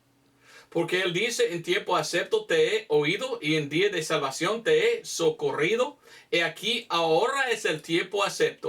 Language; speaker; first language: Spanish; non-native, fluent; English